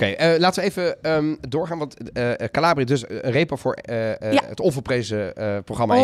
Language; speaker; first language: Dutch; native; Dutch